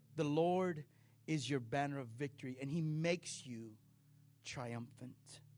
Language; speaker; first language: English; native; English